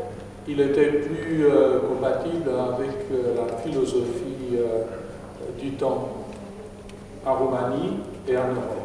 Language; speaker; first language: French; non-native, fluent; Romanian